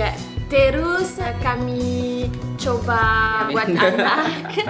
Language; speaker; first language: Indonesian; non-native, learner; English